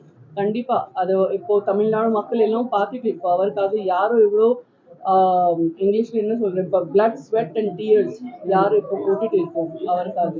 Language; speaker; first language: Tamil; non-native, learner; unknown